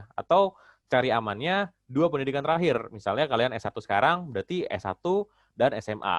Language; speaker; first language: Indonesian; native; Indonesian